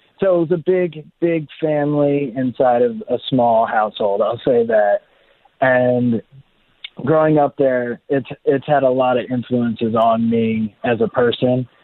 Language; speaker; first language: English; native; English